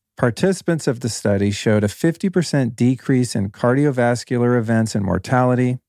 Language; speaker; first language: English; native; English